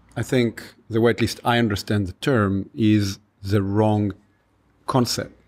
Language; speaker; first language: English; non-native, fluent; Hebrew